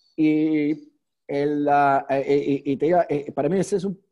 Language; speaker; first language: Spanish; early bilingual, heritage; Spanish